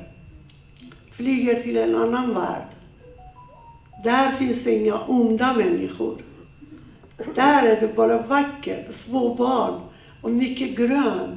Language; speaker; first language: Swedish; non-native, fluent; Persian